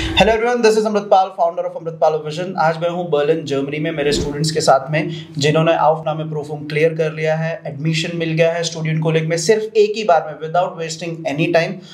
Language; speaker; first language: Hindi; non-native, local second language; Punjabi